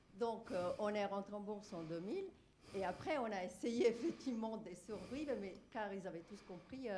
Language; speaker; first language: French; non-native, fluent; English